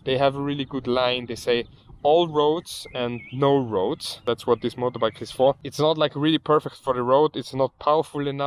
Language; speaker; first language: English; non-native, fluent; German